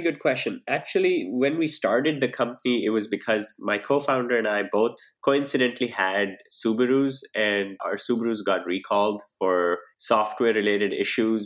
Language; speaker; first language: English; non-native, local second language; Hindi